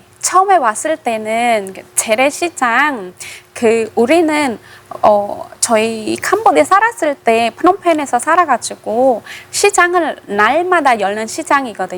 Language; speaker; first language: Korean; non-native, fluent; Khmer